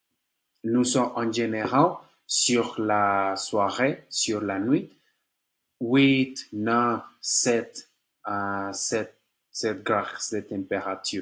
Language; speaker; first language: French; non-native, learner; Spanish